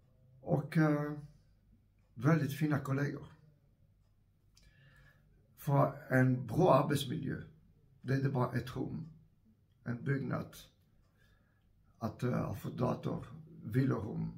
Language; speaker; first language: Swedish; non-native, fluent; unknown